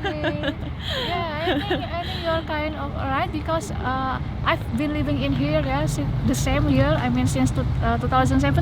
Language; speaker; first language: English; non-native, learner; Indonesian